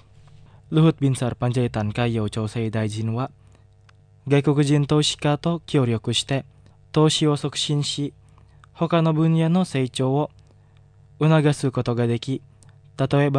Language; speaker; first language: Japanese; non-native, fluent; Indonesian